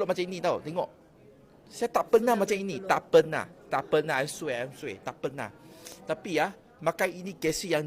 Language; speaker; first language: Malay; non-native, local second language; Chinese